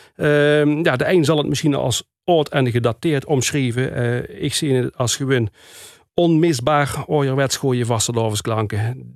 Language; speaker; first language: Dutch; native; Dutch